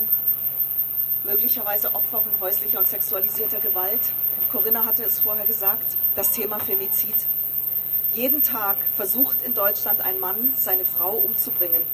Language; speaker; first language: German; native; German